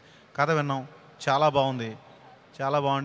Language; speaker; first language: Telugu; native; Telugu